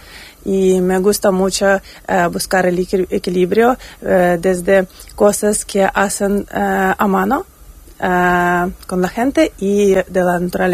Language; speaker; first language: Spanish; non-native, learner; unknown